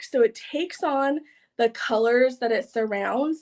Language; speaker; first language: English; native; English